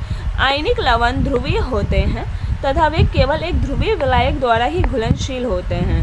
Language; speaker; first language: Hindi; native; Hindi